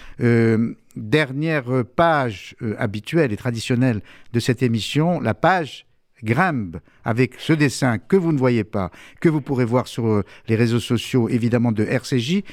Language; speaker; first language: French; native; French